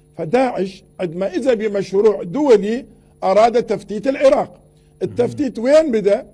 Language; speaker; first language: Arabic; non-native, local second language; Turkmen